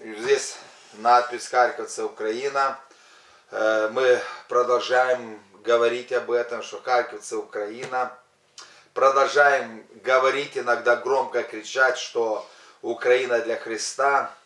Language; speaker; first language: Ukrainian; non-native, local second language; Russian